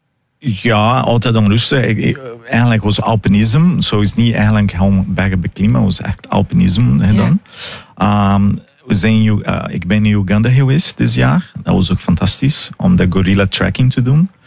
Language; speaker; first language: Dutch; early bilingual, heritage; Portuguese